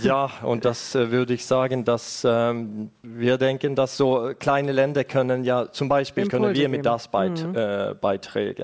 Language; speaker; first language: German; non-native, fluent; Estonian